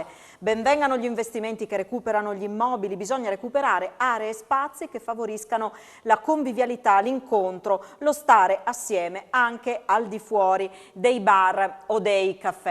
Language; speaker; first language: Italian; native; Italian